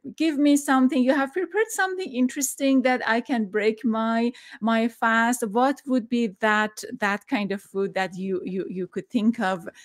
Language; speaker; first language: English; non-native, fluent; Persian